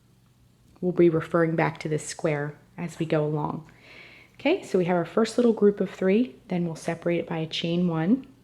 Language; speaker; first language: English; native; English